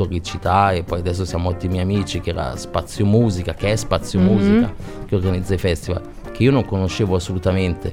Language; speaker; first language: Italian; native; Italian